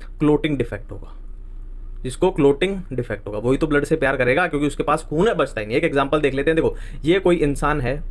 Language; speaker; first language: Hindi; native; Hindi